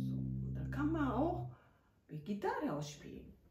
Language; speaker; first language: German; non-native, learner; Japanese